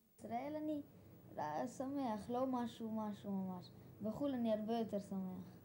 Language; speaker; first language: Hebrew; early bilingual, other home language; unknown